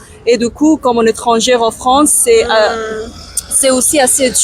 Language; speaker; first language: French; non-native, learner; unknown